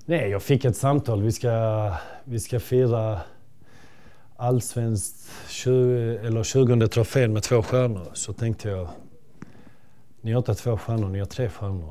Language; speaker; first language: Swedish; early bilingual, other home language; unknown